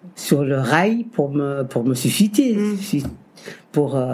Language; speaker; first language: French; non-native, local second language; Kabuverdianu